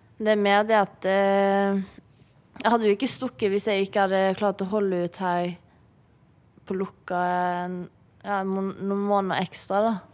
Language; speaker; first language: Norwegian; native; Norwegian